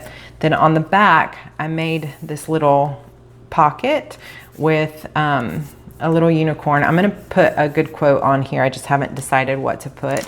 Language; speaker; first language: English; native; English